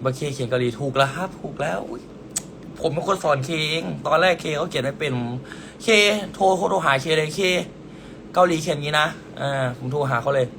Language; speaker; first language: Thai; native; Thai